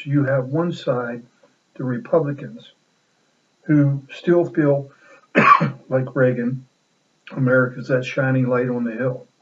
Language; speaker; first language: English; native; English